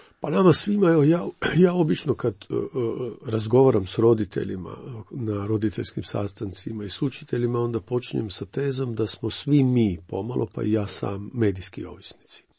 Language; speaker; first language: Croatian; native; Croatian